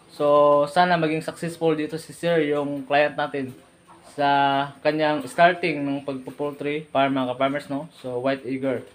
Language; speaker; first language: Filipino; non-native, local second language; Cebuano